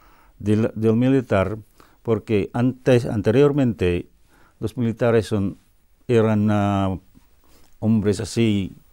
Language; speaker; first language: Spanish; non-native, fluent; Cebuano